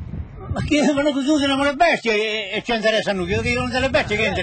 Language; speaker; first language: Italian; native; Italian